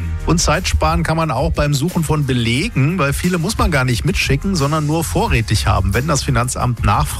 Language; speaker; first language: German; native; German